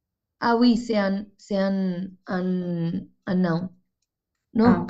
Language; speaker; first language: French; non-native, fluent; Spanish